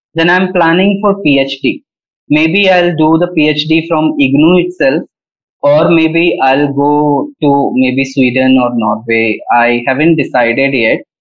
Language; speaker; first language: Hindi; native; Hindi